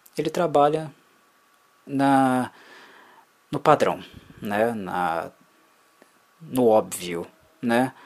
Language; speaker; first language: Portuguese; native; Portuguese